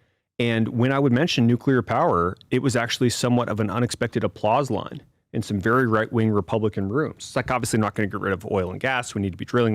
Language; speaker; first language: English; native; English